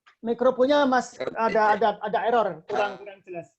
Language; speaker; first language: Indonesian; native; Indonesian